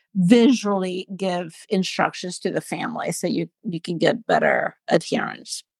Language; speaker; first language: English; non-native, fluent; Spanish